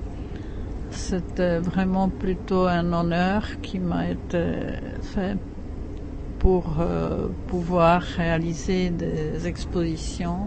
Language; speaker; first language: French; non-native, fluent; Czech